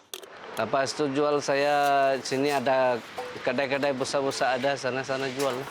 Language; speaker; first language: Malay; non-native, learner; Rohingya